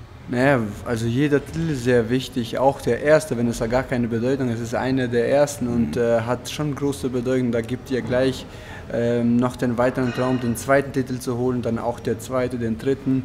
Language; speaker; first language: German; non-native, fluent; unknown